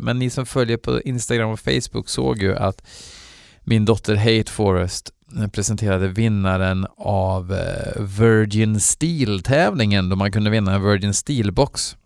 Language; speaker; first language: Swedish; native; Swedish